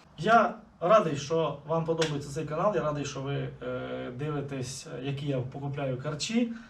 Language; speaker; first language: Ukrainian; non-native, local second language; Russian